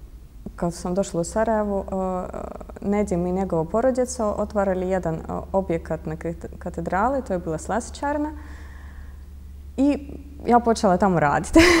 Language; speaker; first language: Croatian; non-native, fluent; Russian